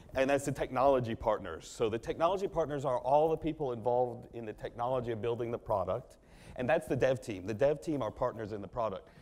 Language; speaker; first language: English; native; English